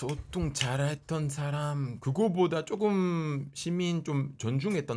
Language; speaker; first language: Korean; non-native, fluent; French